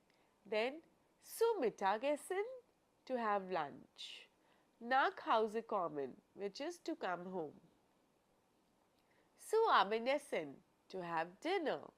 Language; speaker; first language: German; non-native, fluent; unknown